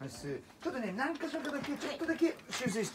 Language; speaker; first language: Japanese; native; Japanese